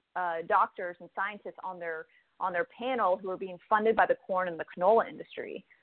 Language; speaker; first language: English; native; English